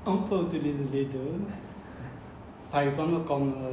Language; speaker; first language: French; non-native, learner; Khmer